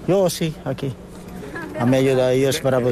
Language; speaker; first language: Spanish; non-native, learner; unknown